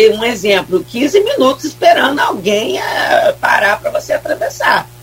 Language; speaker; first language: Portuguese; native; Portuguese